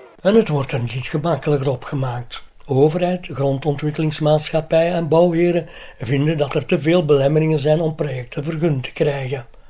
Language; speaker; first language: Dutch; native; Dutch